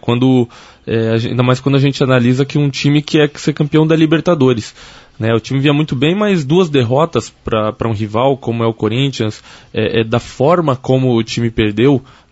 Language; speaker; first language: Portuguese; native; Portuguese